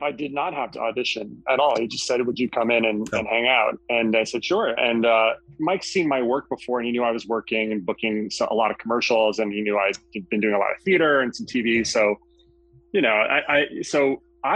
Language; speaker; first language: English; native; English